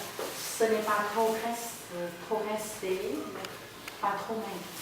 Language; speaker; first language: French; non-native, fluent; Vietnamese